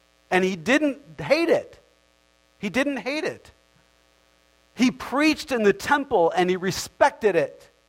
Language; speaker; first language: English; native; English